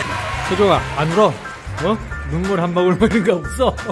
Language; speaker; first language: Korean; native; Korean